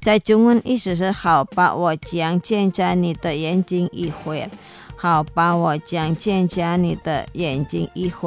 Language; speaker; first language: Chinese; non-native, learner; Indonesian